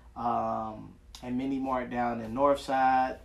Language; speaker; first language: English; native; English